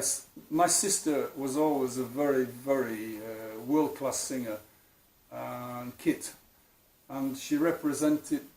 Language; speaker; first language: English; non-native, fluent; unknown